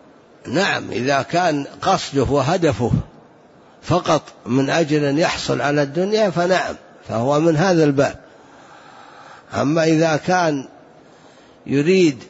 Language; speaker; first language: Arabic; native; Arabic